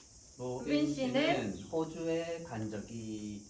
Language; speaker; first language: Korean; non-native, learner; English